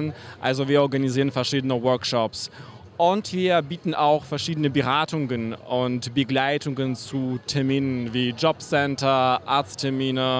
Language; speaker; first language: German; non-native, fluent; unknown